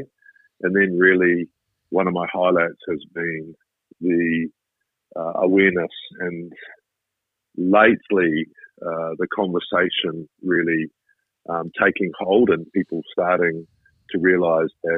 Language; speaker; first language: English; native; English